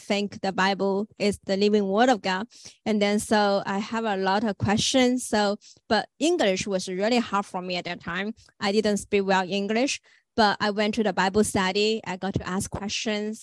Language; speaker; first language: English; non-native, fluent; Chinese